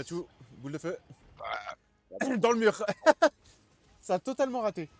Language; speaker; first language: French; native; French